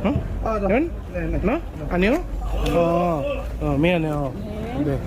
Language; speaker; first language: Korean; non-native, learner; Bangla